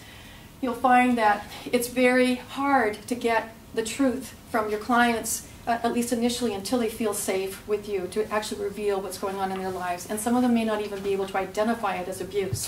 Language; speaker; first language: English; native; English